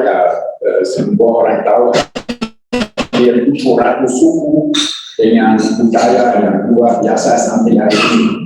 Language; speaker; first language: Indonesian; non-native, learner; German